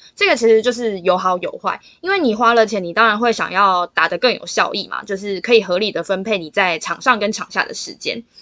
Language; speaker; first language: Chinese; native; Chinese